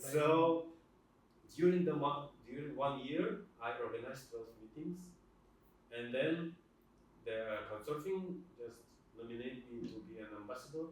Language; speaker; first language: English; non-native, fluent; Russian